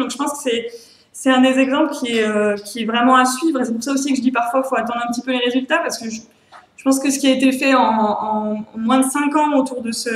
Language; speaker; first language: French; native; French